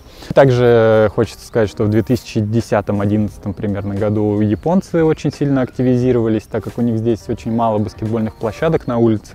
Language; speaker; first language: Russian; native; Russian